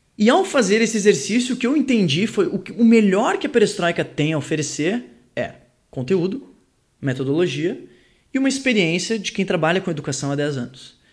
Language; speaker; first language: Portuguese; early bilingual, other home language; French